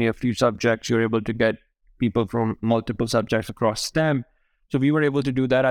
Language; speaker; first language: English; non-native, local second language; Urdu